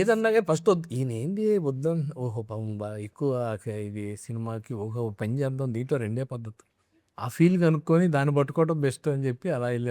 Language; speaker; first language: Telugu; native; Telugu